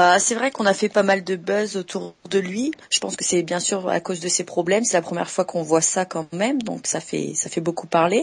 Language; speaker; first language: French; native; French